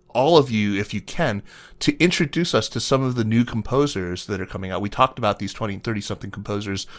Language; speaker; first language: English; native; English